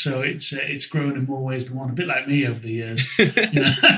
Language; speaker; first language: English; native; English